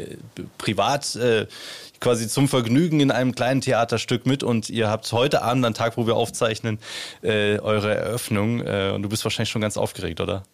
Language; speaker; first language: German; native; German